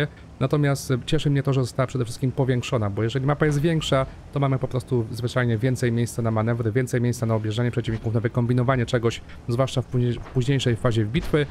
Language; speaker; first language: Polish; native; Polish